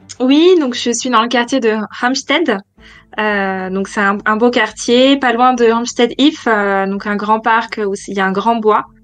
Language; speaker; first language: French; native; French